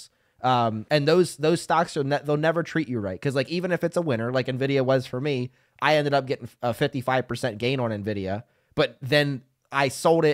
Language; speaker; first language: English; native; English